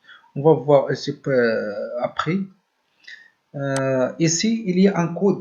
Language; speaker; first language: French; non-native, learner; Arabic